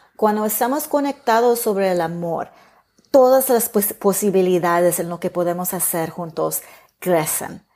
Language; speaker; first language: Spanish; early bilingual, heritage; Spanish